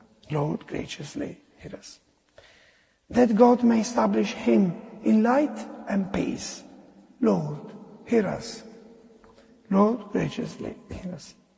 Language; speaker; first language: English; non-native, fluent; Italian